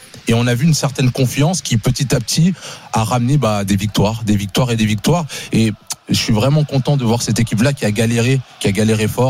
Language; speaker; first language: French; native; French